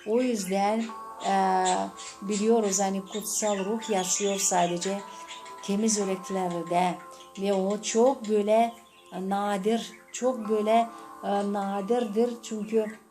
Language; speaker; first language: Turkish; non-native, fluent; Gagauz